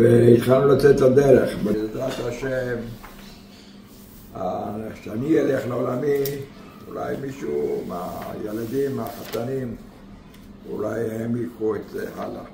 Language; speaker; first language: Hebrew; non-native, fluent; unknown